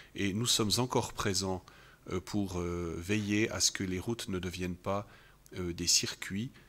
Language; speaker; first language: French; native; French